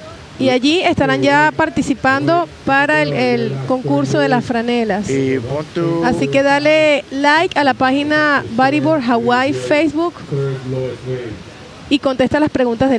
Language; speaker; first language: Spanish; native; Spanish